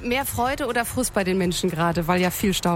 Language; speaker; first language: German; native; German